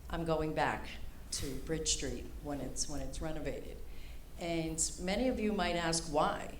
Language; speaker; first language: English; native; English